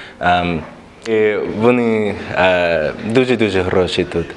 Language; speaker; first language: Ukrainian; non-native, learner; English